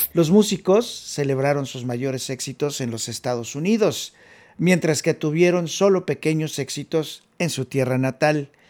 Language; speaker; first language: Spanish; native; Spanish